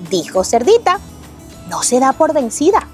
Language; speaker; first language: Spanish; native; Spanish